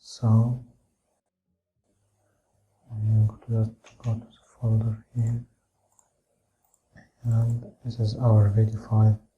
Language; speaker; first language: English; non-native, fluent; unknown